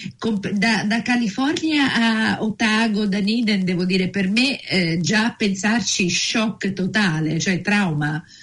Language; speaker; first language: Italian; native; Italian